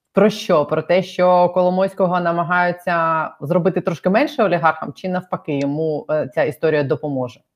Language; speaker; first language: Ukrainian; native; Ukrainian